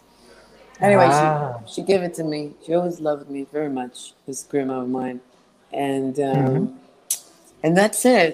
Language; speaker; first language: English; non-native, fluent; Hebrew